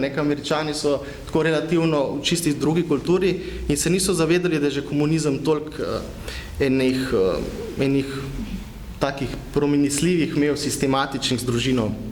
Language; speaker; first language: Slovenian; native; Slovenian